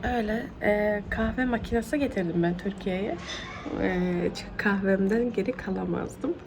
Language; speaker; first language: Turkish; early bilingual, heritage; Turkish